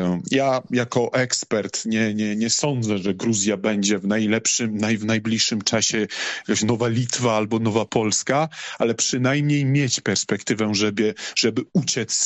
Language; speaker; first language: Polish; non-native, fluent; Georgian